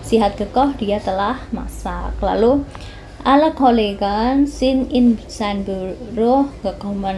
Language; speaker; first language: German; non-native, fluent; Indonesian